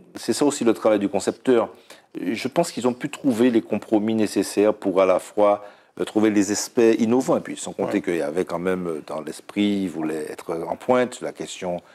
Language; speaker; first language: French; native; French